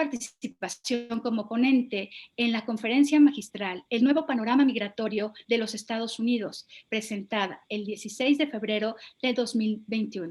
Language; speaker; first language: Spanish; native; Spanish